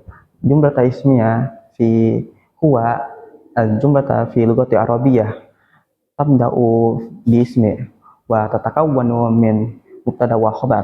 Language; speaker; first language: Arabic; non-native, learner; Indonesian